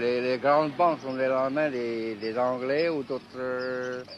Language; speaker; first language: French; non-native, fluent; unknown